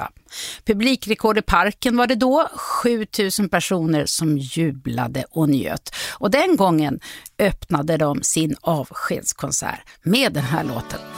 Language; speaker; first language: Swedish; native; Swedish